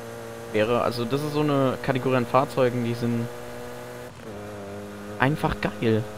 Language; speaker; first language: German; native; German